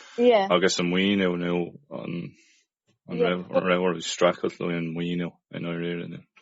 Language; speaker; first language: Irish; non-native, local second language; English